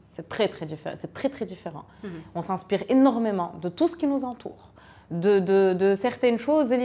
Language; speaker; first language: French; non-native, local second language; Arabic